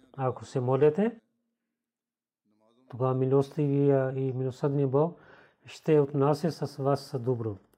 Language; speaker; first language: Bulgarian; non-native, learner; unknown